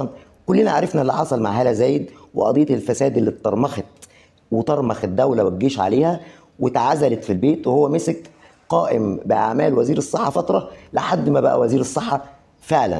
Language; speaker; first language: Arabic; native; Arabic